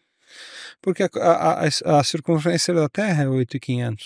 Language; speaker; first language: Portuguese; native; Portuguese